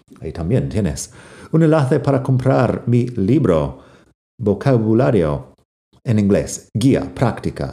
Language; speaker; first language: Spanish; non-native, fluent; English